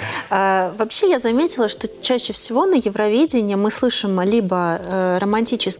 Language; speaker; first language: Russian; native; Russian